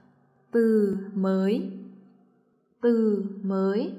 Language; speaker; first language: Vietnamese; native; Vietnamese